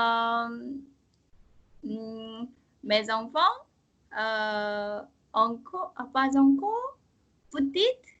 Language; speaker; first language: French; non-native, learner; Korean